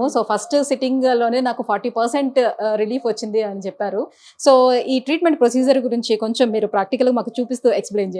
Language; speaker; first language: Telugu; native; Telugu